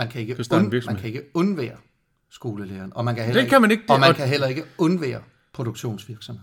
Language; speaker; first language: Danish; native; Danish